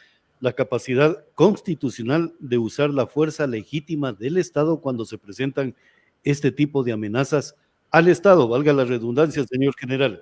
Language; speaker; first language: Spanish; native; Spanish